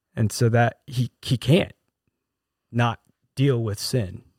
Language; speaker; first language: English; early bilingual, other home language; Korean